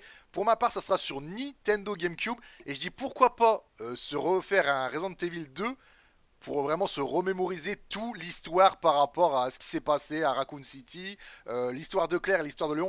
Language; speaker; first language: French; native; French